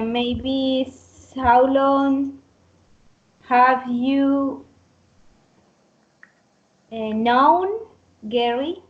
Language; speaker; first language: English; non-native, learner; Spanish